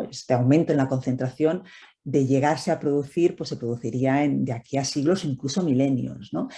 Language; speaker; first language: Spanish; native; Spanish